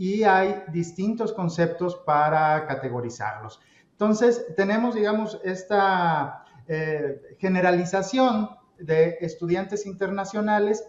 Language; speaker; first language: Spanish; native; Spanish